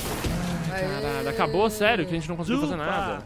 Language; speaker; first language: Portuguese; native; Portuguese